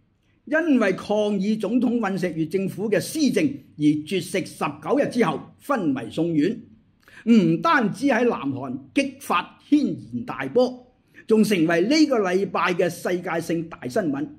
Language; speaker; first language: Chinese; native; Chinese